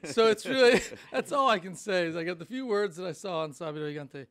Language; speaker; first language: English; native; English